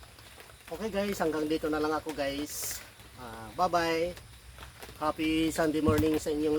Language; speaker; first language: Filipino; non-native, local second language; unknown